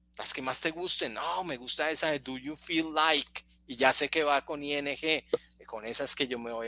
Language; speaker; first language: Spanish; native; Spanish